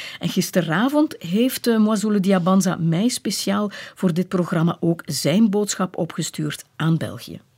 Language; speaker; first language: Dutch; native; Dutch